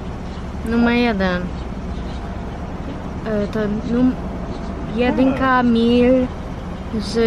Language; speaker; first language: Polish; early bilingual, heritage; Polish